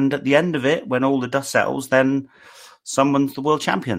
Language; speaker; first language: English; native; English